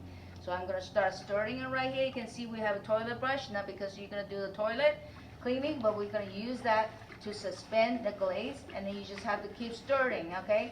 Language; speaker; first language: English; non-native, fluent; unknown